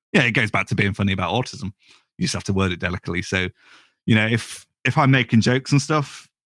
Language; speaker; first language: English; native; English